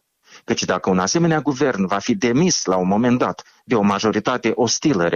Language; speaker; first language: Romanian; native; Romanian